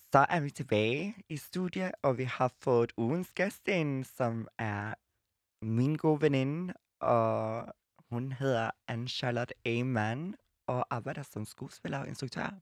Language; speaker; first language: Danish; early bilingual, other home language; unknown